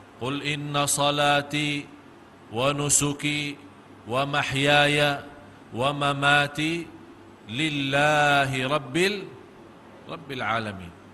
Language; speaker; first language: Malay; non-native, fluent; Arabic